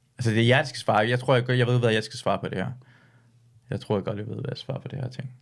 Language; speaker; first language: Danish; early bilingual, other home language; Persian